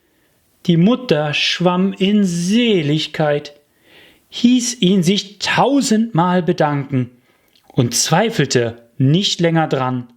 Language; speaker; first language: German; native; German